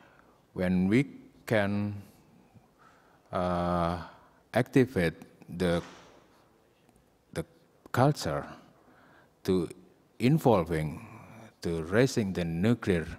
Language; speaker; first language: English; non-native, learner; Indonesian